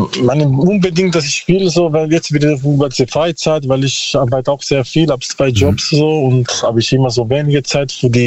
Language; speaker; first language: German; non-native, learner; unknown